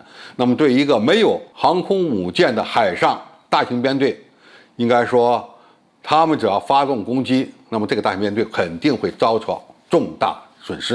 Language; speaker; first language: Chinese; native; Chinese